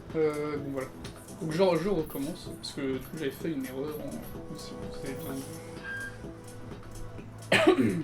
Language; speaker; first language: French; native; French